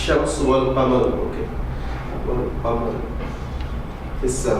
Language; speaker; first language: Arabic; non-native, learner; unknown